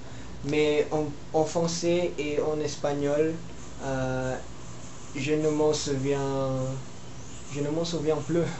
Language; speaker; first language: French; non-native, learner; Filipino